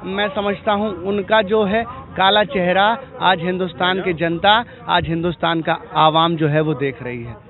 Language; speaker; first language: Hindi; native; Hindi